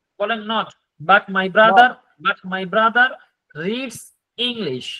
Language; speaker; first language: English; non-native, fluent; Bangla